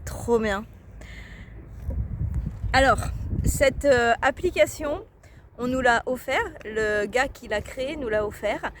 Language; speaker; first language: French; native; French